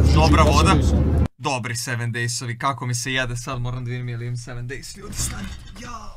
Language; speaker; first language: Croatian; native; Croatian